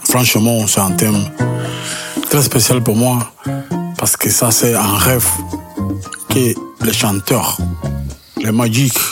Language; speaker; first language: French; non-native, learner; Spanish